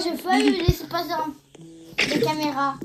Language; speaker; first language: French; early bilingual, other home language; Portuguese